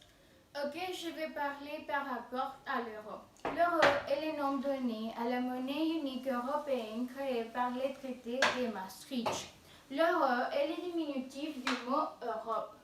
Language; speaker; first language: French; non-native, fluent; Spanish